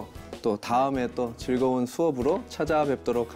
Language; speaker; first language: Korean; native; Korean